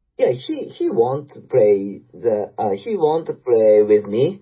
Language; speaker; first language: English; non-native, learner; Japanese